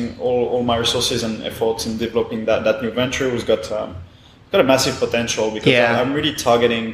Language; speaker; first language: English; non-native, fluent; French